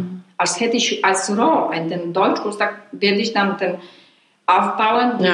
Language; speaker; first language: German; non-native, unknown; Polish